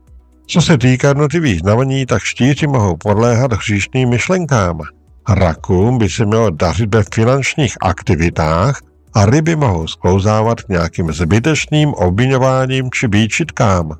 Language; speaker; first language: Czech; native; Czech